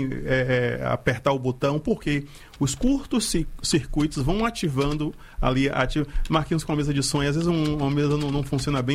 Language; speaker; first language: Portuguese; native; Portuguese